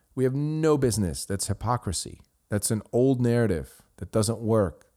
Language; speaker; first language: English; non-native, fluent; Swiss German